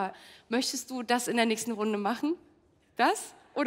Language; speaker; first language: German; native; German